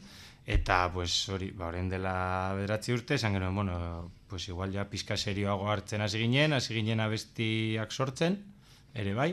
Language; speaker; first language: Basque; non-native, local second language; Spanish